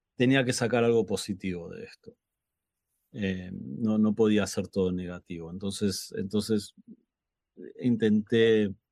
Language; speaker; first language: Spanish; native; Spanish